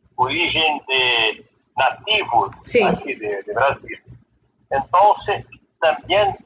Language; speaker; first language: Spanish; non-native, learner; Portuguese